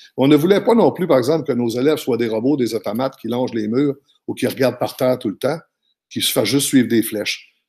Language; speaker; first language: French; native; French